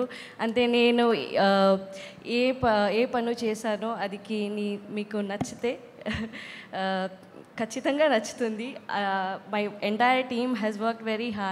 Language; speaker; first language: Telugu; non-native, local second language; Kannada